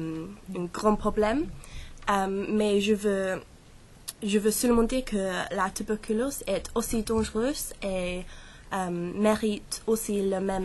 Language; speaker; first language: French; non-native, fluent; English